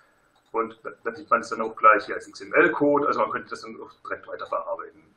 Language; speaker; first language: German; native; German